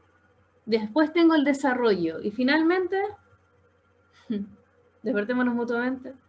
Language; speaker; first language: Spanish; native; Spanish